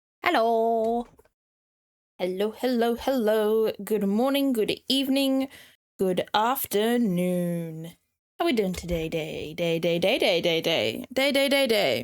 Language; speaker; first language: English; native; English